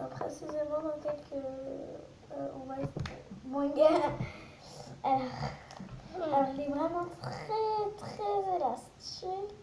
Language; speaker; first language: French; native; French